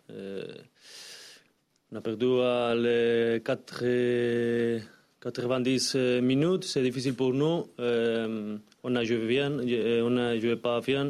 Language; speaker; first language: French; non-native, learner; Spanish